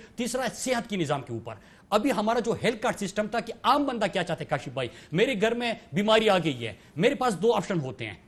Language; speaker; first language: Urdu; non-native, local second language; Pashto